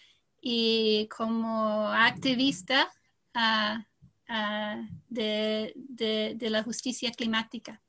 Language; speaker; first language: Spanish; non-native, fluent; English